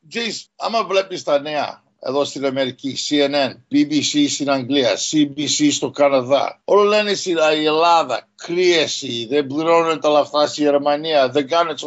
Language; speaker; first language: Greek; early bilingual, heritage; Greek